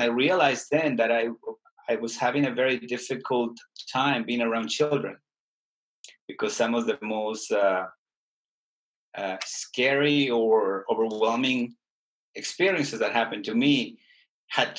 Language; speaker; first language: English; non-native, fluent; Spanish